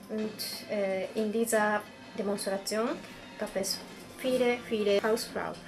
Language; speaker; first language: German; non-native, learner; Japanese